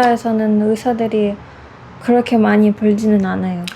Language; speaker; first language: Korean; non-native, fluent; Russian